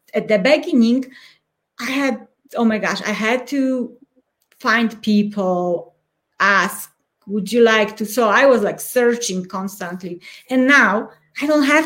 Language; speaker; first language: English; non-native, fluent; Polish